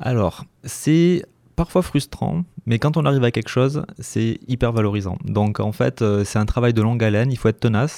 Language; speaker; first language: French; native; French